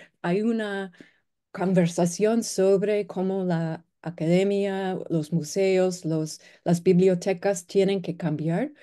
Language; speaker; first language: Spanish; non-native, fluent; English